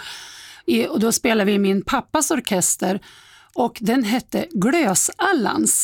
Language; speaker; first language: Swedish; native; Swedish